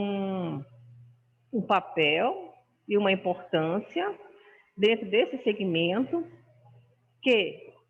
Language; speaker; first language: Portuguese; native; Portuguese